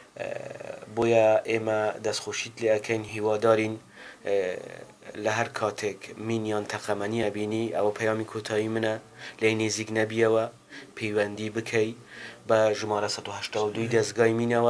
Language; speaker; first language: Central Kurdish; native; Central Kurdish